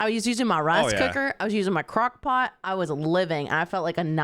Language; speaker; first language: English; native; English